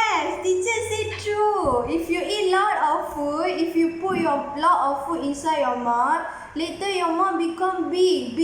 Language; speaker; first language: English; non-native, learner; Malay